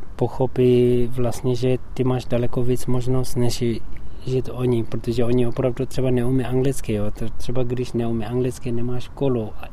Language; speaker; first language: Czech; non-native, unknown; Tibetan